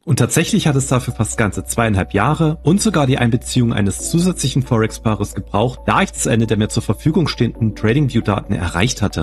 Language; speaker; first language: German; native; German